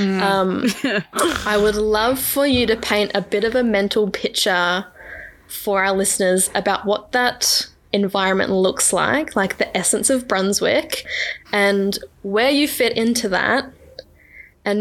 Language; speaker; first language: English; native; English